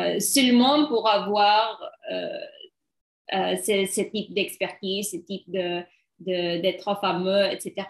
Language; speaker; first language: French; non-native, learner; English